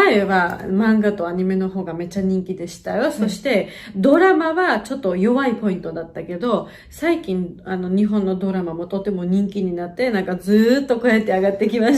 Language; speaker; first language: Japanese; non-native, fluent; Georgian